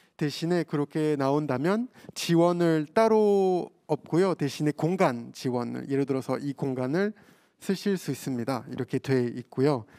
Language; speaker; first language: Korean; non-native, fluent; French